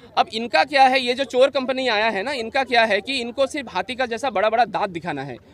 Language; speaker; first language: Hindi; non-native, local second language; Bangla